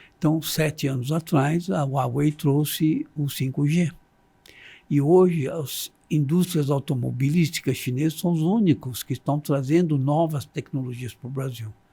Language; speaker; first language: Portuguese; non-native, fluent; Chinese